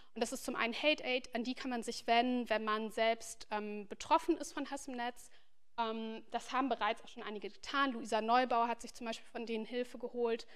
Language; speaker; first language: German; native; German